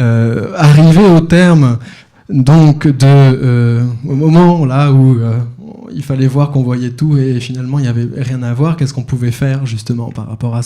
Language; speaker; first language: French; native; French